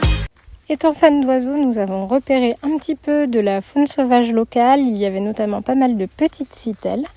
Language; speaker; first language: French; native; French